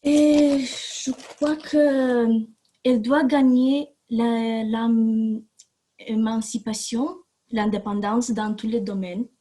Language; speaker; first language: French; non-native, learner; Romanian